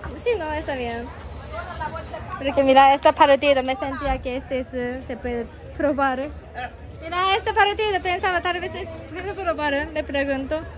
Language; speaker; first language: Spanish; non-native, learner; Japanese